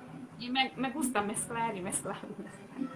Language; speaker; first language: Spanish; non-native, fluent; Hungarian